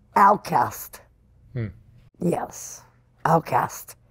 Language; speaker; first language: English; native; English